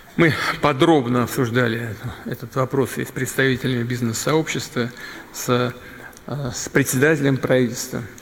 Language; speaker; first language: Russian; native; Russian